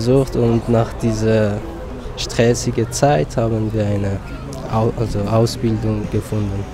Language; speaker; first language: German; non-native, fluent; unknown